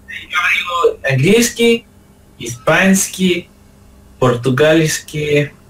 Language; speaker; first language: Russian; non-native, learner; English